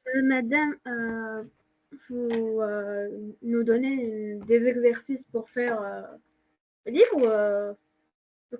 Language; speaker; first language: French; non-native, learner; Arabic